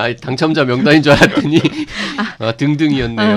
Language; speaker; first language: Korean; native; Korean